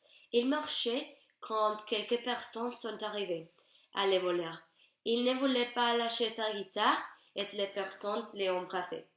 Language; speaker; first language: French; non-native, learner; Spanish